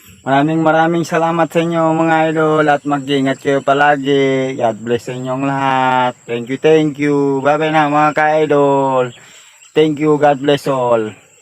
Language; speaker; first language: Filipino; non-native, local second language; Iloko